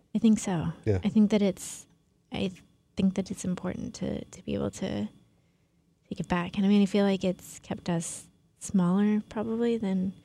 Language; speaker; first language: English; native; English